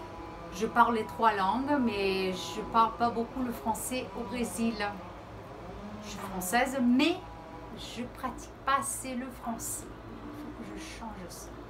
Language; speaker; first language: French; early bilingual, heritage; Portuguese